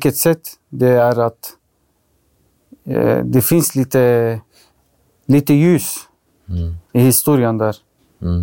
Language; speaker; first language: Swedish; early bilingual, other home language; Arabic